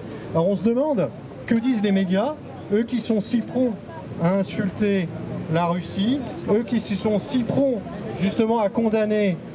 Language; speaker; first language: French; native; French